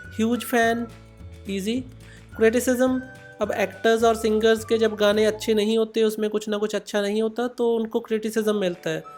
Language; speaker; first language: Hindi; non-native, local second language; Punjabi